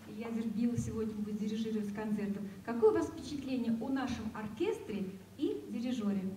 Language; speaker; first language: Russian; native; Russian